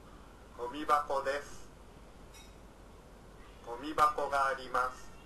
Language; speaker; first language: Japanese; non-native, learner; Indonesian